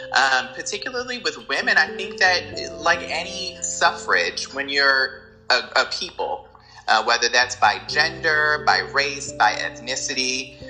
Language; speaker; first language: English; native; English